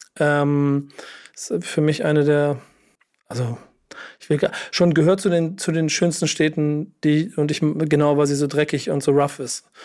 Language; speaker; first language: German; native; German